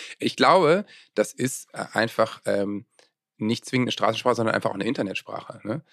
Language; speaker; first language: German; native; German